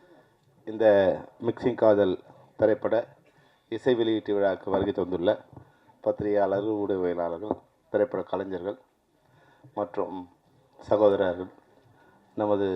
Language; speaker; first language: Tamil; native; Tamil